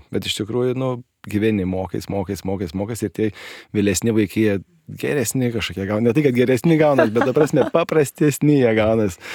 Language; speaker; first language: Lithuanian; native; Lithuanian